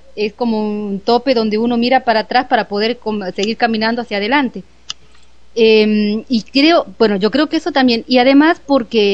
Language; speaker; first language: Spanish; native; Spanish